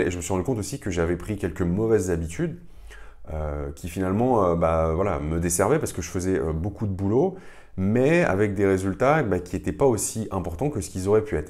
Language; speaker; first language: French; native; French